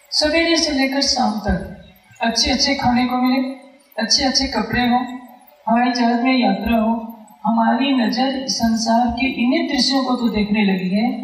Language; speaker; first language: Hindi; native; Hindi